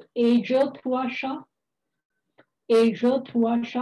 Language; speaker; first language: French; non-native, fluent; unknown